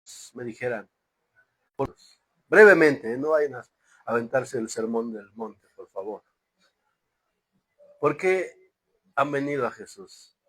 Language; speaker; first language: Spanish; native; Spanish